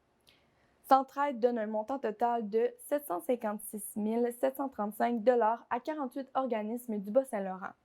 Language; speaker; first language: French; native; French